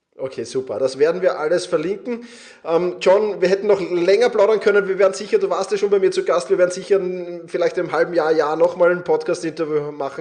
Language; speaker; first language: German; native; German